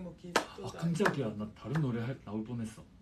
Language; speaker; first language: Korean; non-native, fluent; Chinese